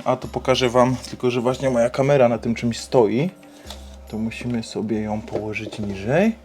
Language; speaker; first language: Polish; native; Polish